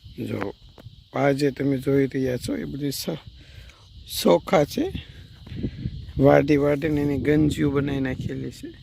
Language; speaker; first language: Gujarati; native; Gujarati